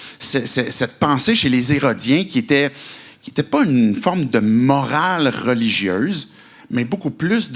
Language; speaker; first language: French; native; French